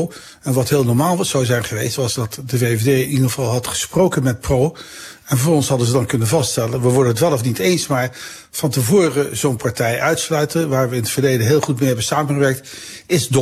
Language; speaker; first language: Dutch; native; Dutch